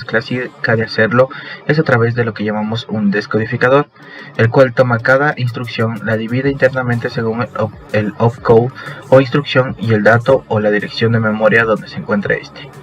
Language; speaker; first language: Spanish; native; Spanish